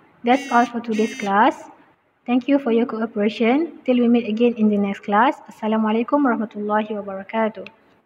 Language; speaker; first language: English; non-native, local second language; Malay